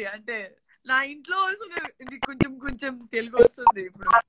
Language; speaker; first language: Telugu; non-native, learner; Gujarati